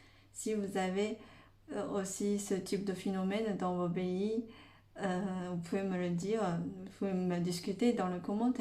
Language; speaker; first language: French; non-native, fluent; Chinese